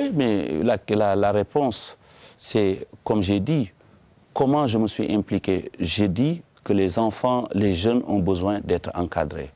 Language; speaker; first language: French; non-native, local second language; Wolof